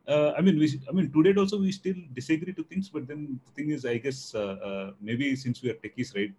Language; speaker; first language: English; non-native, local second language; Telugu